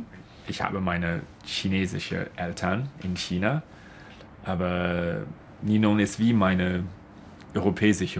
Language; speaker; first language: German; non-native, fluent; Chinese